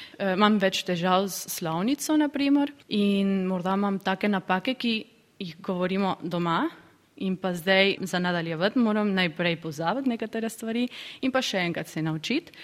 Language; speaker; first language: Slovenian; early bilingual, heritage; Spanish